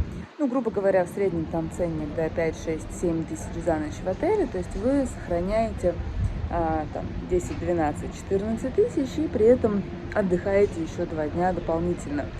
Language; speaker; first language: Russian; native; Russian